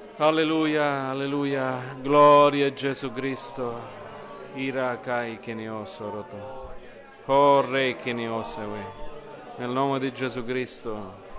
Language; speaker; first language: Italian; early bilingual, heritage; English